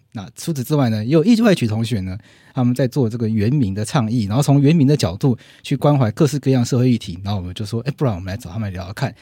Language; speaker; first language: Chinese; native; Chinese